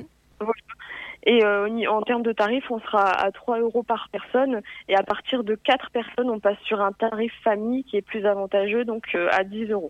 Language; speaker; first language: French; native; French